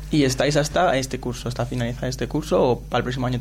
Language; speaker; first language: Spanish; native; Spanish